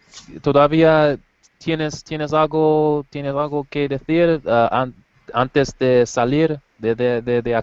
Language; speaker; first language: Spanish; non-native, learner; English